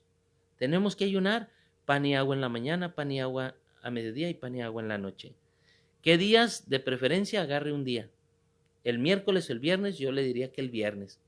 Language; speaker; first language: Spanish; native; Spanish